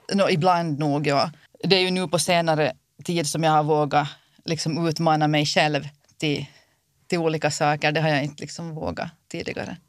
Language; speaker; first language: Swedish; native; Swedish